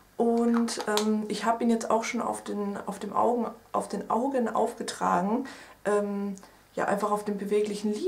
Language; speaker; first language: German; native; German